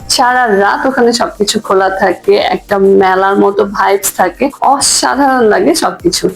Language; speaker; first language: Bangla; native; Bangla